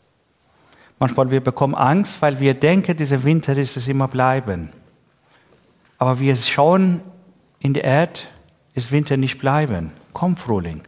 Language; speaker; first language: German; non-native, learner; Persian